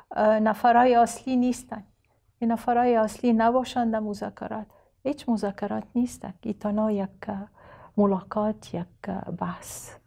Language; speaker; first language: Persian; non-native, learner; Arabic